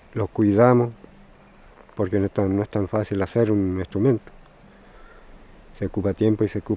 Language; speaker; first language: Spanish; non-native, local second language; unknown